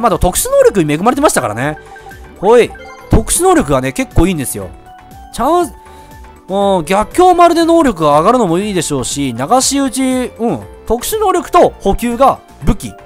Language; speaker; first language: Japanese; native; Japanese